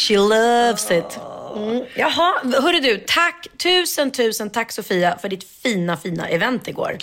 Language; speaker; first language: Swedish; native; Swedish